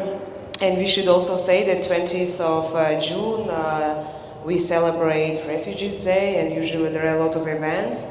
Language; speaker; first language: English; non-native, fluent; Slovenian